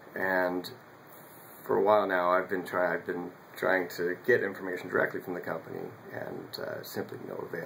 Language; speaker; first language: English; native; English